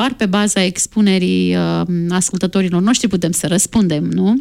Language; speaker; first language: Romanian; native; Romanian